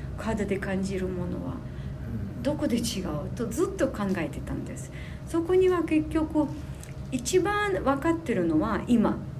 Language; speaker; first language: Japanese; non-native, fluent; Ukrainian